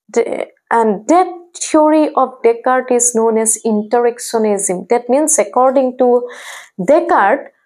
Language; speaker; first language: English; non-native, local second language; Assamese